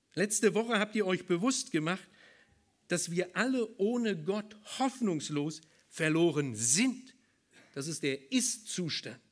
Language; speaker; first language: German; native; German